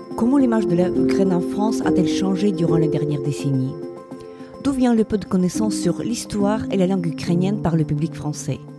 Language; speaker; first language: French; non-native, fluent; Ukrainian